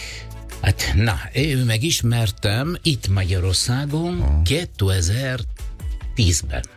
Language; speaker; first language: Hungarian; non-native, learner; Italian